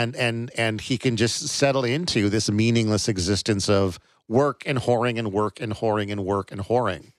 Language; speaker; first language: English; native; English